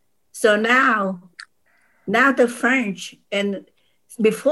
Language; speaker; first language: English; non-native, fluent; Vietnamese